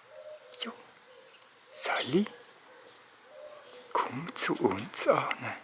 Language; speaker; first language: German; native; German